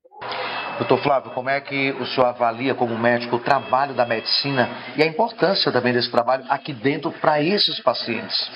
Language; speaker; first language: Portuguese; native; Portuguese